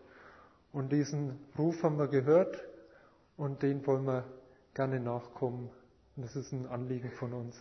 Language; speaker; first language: German; native; German